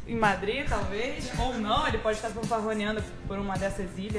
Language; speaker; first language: Portuguese; native; Portuguese